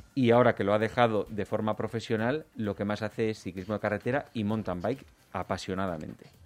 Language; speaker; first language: Spanish; native; Spanish